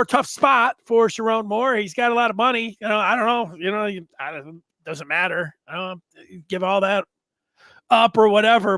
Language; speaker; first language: English; native; English